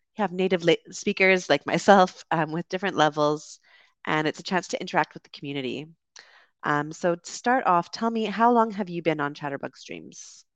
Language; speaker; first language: English; native; English